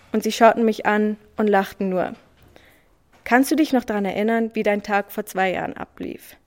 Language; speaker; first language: German; early bilingual, other home language; Swiss German